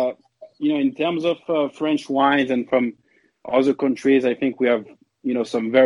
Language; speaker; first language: English; non-native, fluent; French